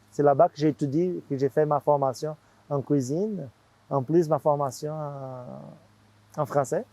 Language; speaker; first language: French; non-native, fluent; Portuguese